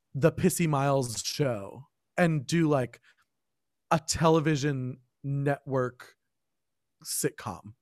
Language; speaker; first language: English; native; English